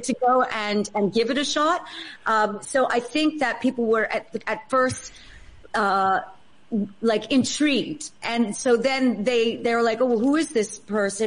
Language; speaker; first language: English; native; English